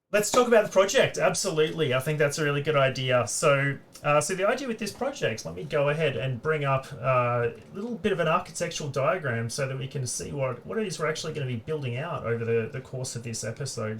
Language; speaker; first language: English; native; English